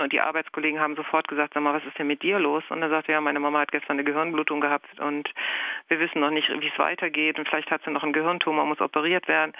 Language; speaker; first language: German; native; German